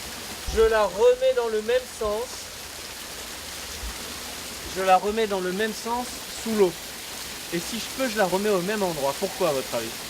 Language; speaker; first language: French; native; French